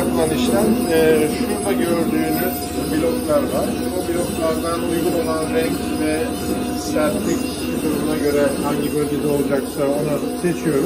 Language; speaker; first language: Turkish; native; Turkish